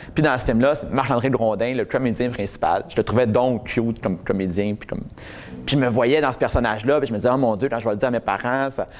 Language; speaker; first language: French; native; French